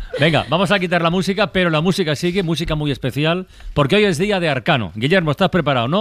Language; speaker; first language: Spanish; native; Spanish